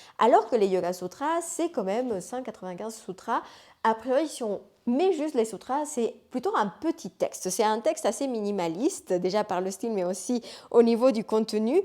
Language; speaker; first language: French; non-native, fluent; Spanish